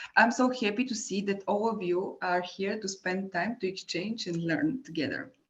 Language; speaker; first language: English; non-native, fluent; Bulgarian